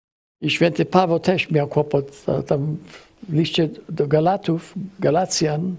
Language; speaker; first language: Polish; early bilingual, heritage; English